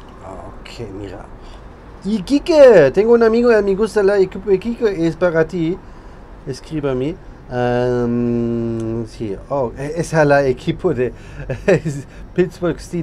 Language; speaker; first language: Spanish; non-native, learner; English